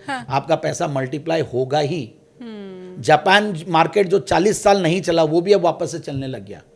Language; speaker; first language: Hindi; native; Hindi